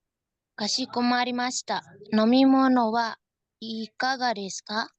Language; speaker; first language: Japanese; non-native, learner; Indonesian